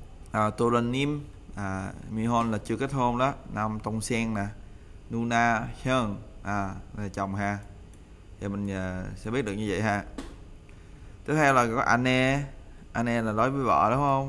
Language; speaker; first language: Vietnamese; native; Vietnamese